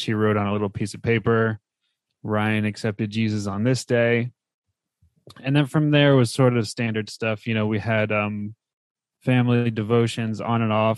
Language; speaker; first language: English; native; English